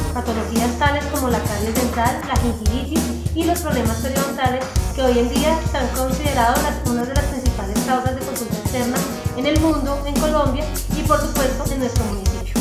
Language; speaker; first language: Spanish; native; Spanish